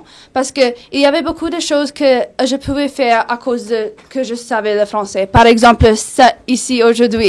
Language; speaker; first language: French; non-native, local second language; English